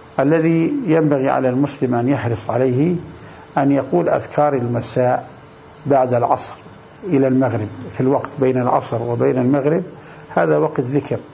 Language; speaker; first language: Arabic; native; Arabic